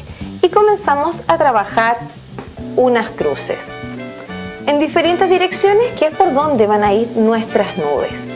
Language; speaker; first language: Spanish; native; Spanish